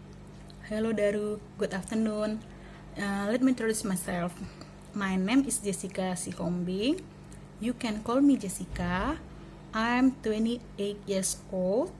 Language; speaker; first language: English; non-native, learner; Indonesian